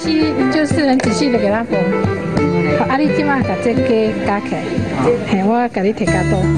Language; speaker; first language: Chinese; native; Chinese